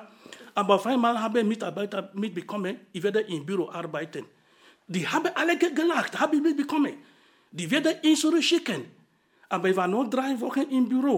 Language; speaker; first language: German; non-native, fluent; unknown